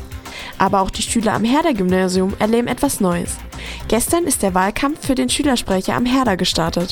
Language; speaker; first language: German; native; German